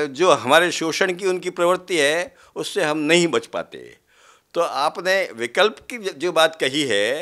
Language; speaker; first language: Hindi; native; Hindi